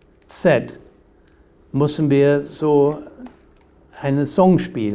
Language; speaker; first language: German; non-native, fluent; English